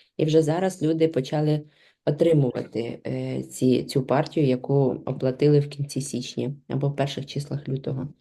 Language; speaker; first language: Ukrainian; non-native, local second language; Russian